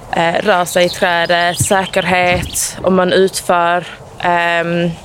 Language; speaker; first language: Swedish; native; Swedish